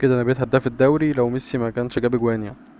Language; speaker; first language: Arabic; native; Arabic